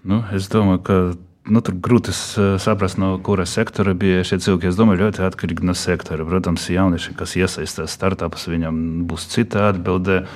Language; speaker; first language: Latvian; non-native, local second language; Russian